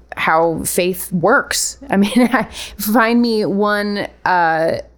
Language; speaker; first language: English; early bilingual, other home language; Italian